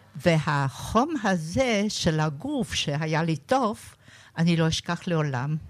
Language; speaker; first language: Hebrew; non-native, fluent; German